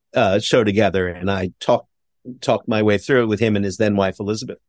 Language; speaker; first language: English; native; English